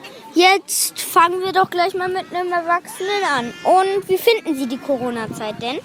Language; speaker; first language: German; native; German